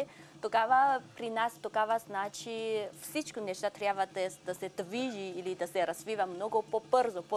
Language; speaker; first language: Bulgarian; non-native, fluent; Chinese